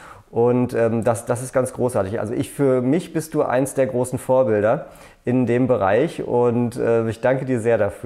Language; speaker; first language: German; native; German